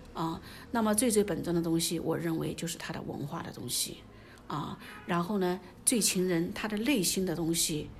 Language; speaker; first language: Chinese; native; Chinese